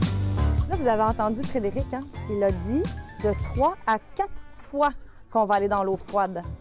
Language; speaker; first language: French; native; French